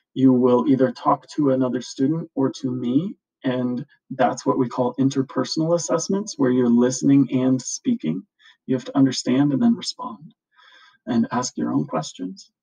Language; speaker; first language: English; native; English